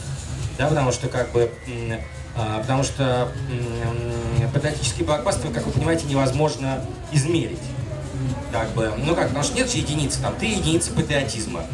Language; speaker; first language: Russian; native; Russian